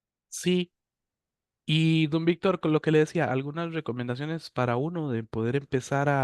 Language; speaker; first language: Spanish; native; Spanish